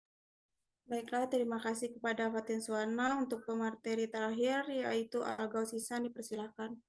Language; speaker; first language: Indonesian; native; Indonesian